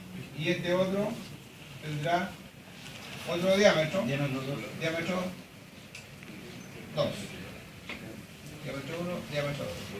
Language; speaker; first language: Spanish; native; Spanish